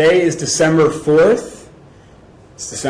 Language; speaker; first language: English; native; English